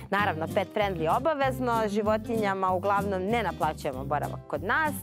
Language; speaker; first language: Serbian; native; Serbian